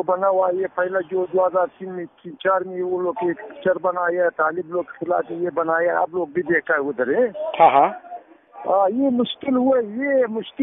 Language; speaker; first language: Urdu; non-native, fluent; Pashto